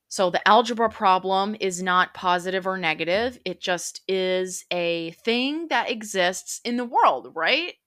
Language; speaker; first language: English; native; English